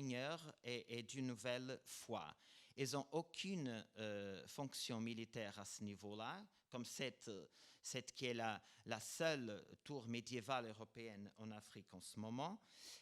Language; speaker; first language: French; non-native, fluent; Portuguese